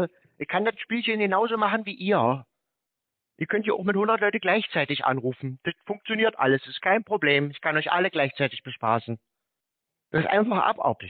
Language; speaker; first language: German; native; German